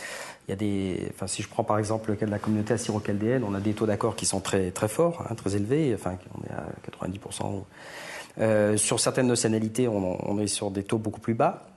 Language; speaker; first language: French; native; French